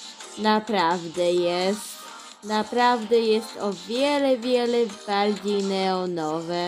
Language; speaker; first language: Polish; early bilingual, heritage; Polish